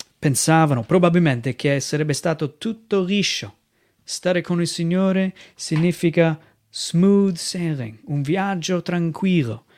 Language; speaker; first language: Italian; non-native, fluent; English